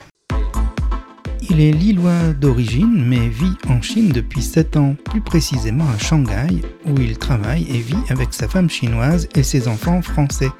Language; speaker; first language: French; native; French